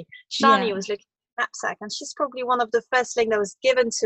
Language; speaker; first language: English; non-native, fluent; French